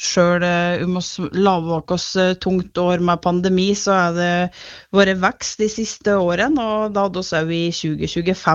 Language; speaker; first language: Norwegian; native; Norwegian